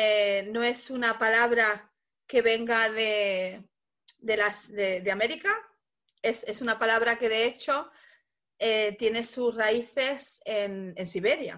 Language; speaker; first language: Spanish; native; Spanish